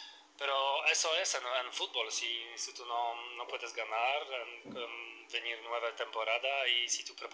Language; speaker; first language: Spanish; non-native, learner; Polish